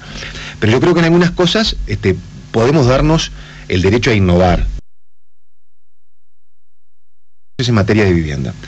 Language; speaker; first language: Spanish; native; Spanish